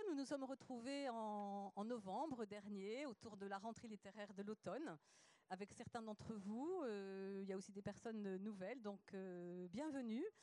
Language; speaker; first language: French; native; French